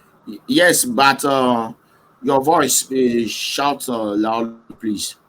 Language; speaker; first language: English; non-native, learner; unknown